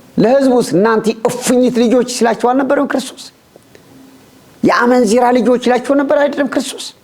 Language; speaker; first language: Amharic; non-native, local second language; Tigrinya